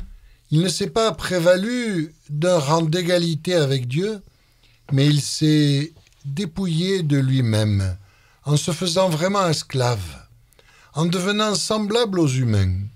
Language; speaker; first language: French; native; French